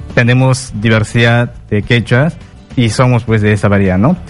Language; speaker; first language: Spanish; non-native, local second language; Quechua